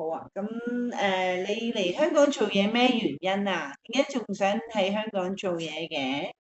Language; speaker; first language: Cantonese; native; Cantonese